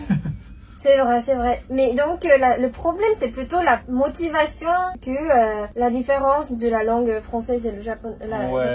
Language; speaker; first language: French; non-native, fluent; Japanese